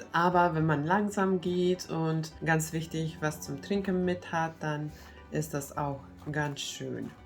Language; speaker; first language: German; non-native, fluent; Finnish